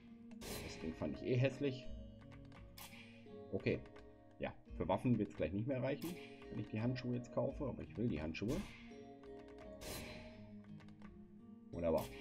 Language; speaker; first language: German; native; German